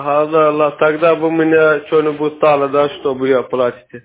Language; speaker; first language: Russian; non-native, learner; Azerbaijani